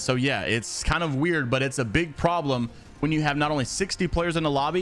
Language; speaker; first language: English; native; English